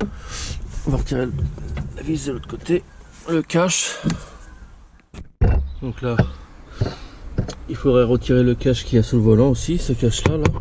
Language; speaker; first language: French; native; French